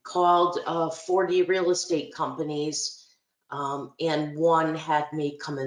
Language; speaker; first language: English; native; English